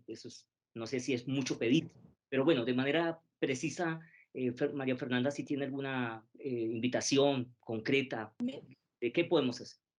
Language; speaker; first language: Spanish; native; Spanish